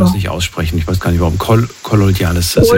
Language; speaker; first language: German; native; German